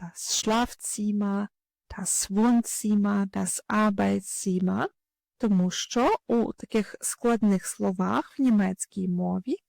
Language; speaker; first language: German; non-native, fluent; Ukrainian